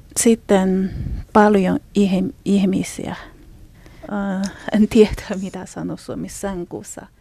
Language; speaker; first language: Finnish; non-native, learner; Chinese